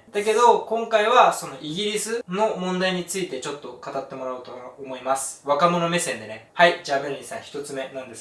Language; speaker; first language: Japanese; native; Japanese